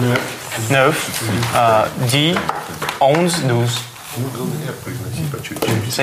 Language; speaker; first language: French; non-native, learner; Russian